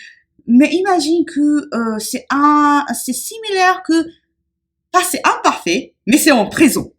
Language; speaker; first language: French; non-native, fluent; Japanese